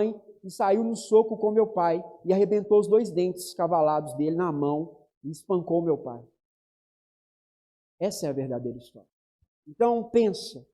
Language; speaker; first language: Portuguese; native; Portuguese